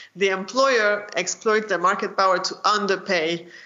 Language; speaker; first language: English; non-native, fluent; French